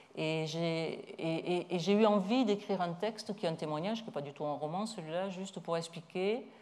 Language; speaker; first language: French; native; French